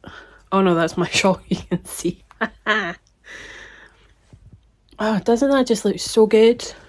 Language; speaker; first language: English; native; English